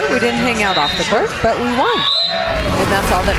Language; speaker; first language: English; native; English